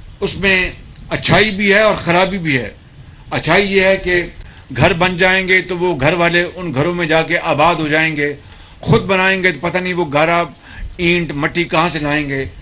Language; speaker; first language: Urdu; non-native, local second language; Punjabi